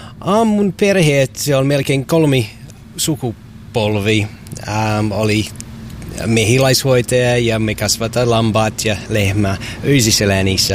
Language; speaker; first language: Finnish; non-native, learner; English